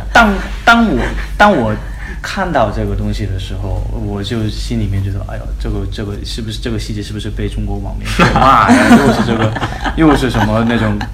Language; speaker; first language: Chinese; non-native, fluent; Korean